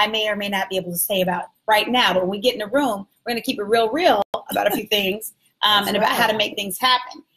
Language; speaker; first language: English; native; English